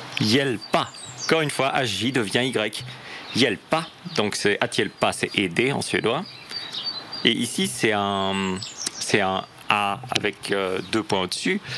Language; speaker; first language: French; native; French